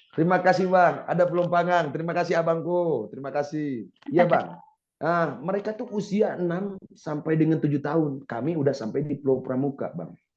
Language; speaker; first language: Indonesian; native; Indonesian